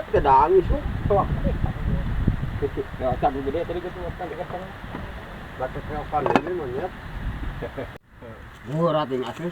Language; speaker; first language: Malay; non-native, local second language; Sundanese